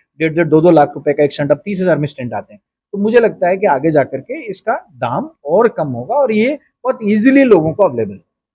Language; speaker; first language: Hindi; native; Hindi